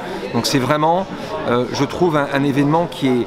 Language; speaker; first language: French; native; French